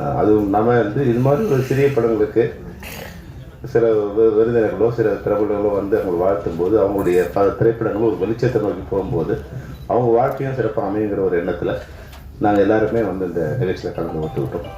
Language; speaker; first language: Tamil; native; Tamil